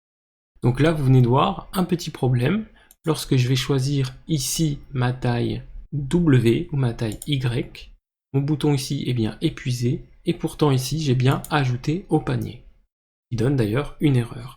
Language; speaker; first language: French; native; French